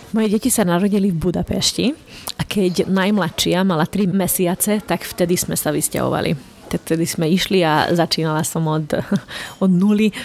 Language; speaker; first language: Slovak; non-native, local second language; Hungarian